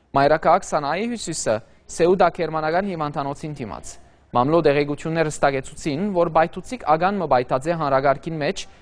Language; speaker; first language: Armenian; early bilingual, heritage; Armenian